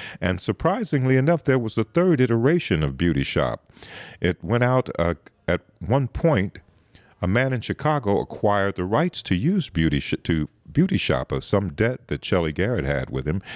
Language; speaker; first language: English; native; English